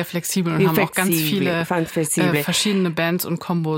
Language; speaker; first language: German; native; German